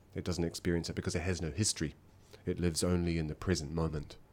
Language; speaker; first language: English; native; English